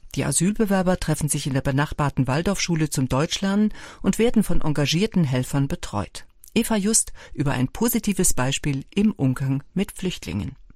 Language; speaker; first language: German; native; German